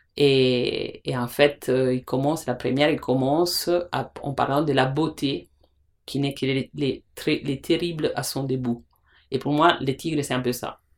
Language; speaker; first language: French; non-native, fluent; Italian